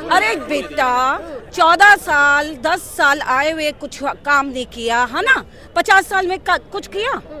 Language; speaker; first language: Hindi; native; Hindi